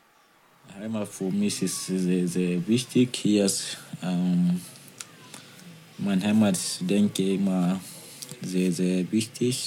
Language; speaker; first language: German; non-native, learner; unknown